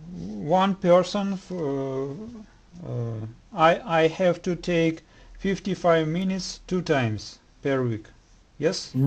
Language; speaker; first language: English; non-native, learner; Russian